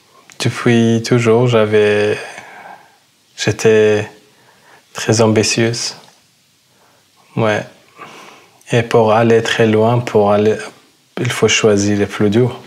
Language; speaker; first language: French; non-native, fluent; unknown